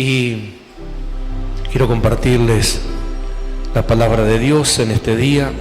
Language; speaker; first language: Spanish; native; Spanish